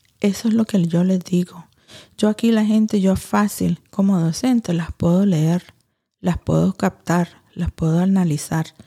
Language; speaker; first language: Spanish; early bilingual, heritage; Spanish